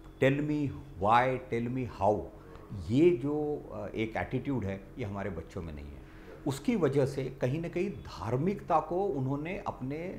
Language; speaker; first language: Hindi; non-native, local second language; Marathi